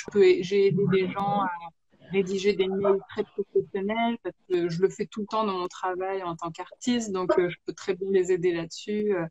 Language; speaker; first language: French; native; French